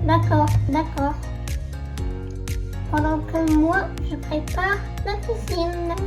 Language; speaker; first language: French; native; French